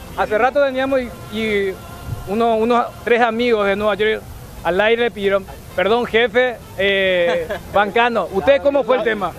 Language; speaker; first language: Spanish; native; Spanish